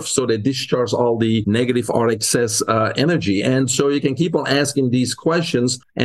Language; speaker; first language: English; non-native, fluent; Dutch